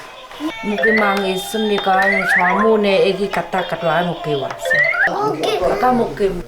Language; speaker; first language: Korean; non-native, learner; Vietnamese